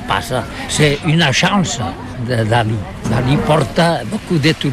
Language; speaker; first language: French; non-native, learner; Catalan